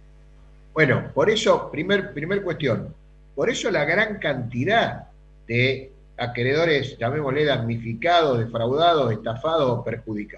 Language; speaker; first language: Spanish; native; Spanish